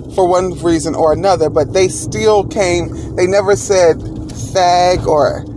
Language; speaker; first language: English; native; English